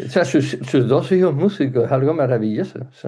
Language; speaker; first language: Spanish; native; Spanish